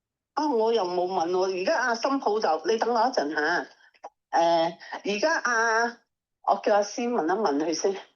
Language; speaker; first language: Cantonese; native; Cantonese